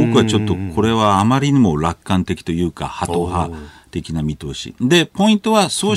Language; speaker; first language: Japanese; native; Japanese